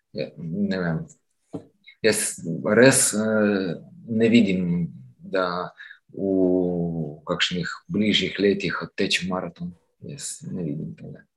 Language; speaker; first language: Slovenian; non-native, fluent; Ukrainian